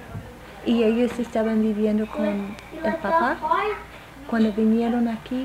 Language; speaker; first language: Spanish; non-native, fluent; English